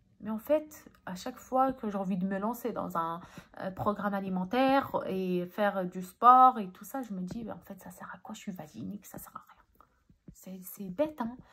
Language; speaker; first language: French; early bilingual, other home language; Arabic